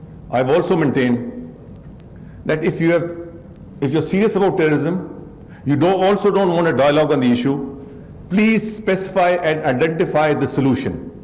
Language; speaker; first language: English; non-native, local second language; Urdu